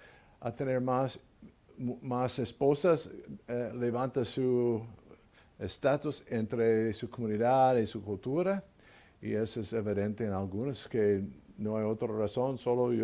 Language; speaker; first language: Spanish; non-native, learner; English